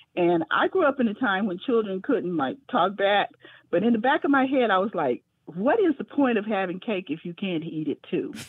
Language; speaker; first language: English; native; English